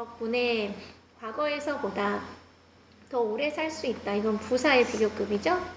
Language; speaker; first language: Korean; native; Korean